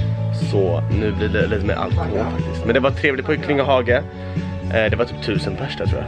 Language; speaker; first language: Swedish; native; Swedish